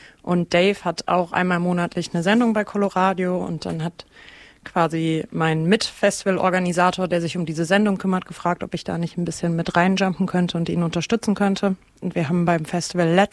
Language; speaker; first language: German; native; German